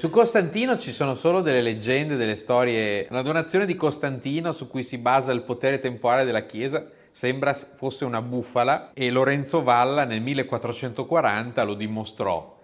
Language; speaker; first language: Italian; native; Italian